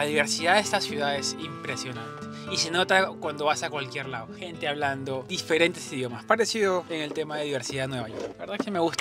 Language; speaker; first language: Spanish; native; Spanish